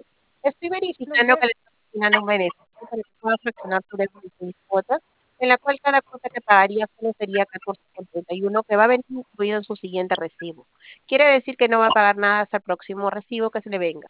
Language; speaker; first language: Spanish; native; Spanish